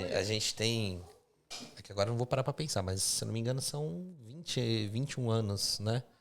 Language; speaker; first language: Portuguese; native; Portuguese